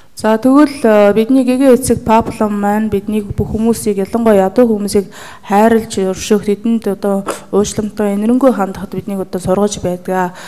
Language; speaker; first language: Mongolian; native; Mongolian